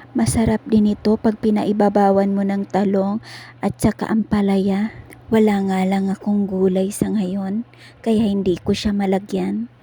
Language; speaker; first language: Filipino; non-native, local second language; Cebuano